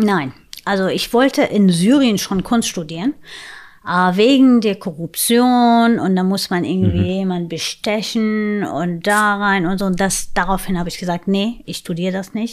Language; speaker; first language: German; non-native, fluent; Arabic